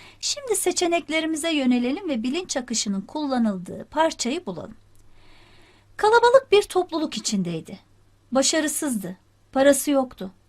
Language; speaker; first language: Turkish; native; Turkish